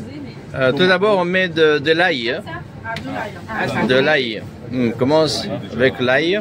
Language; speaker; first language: French; non-native, fluent; Arabic